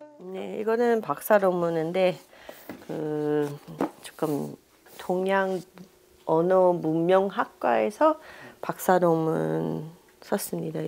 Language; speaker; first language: Korean; non-native, fluent; English